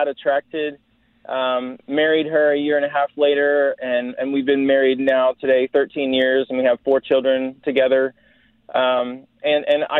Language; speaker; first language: English; native; English